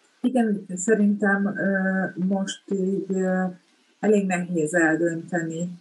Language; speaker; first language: Hungarian; native; Hungarian